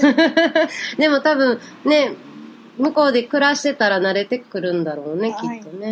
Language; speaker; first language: Japanese; native; Japanese